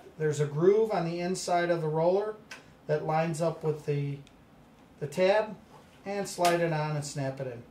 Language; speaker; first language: English; native; English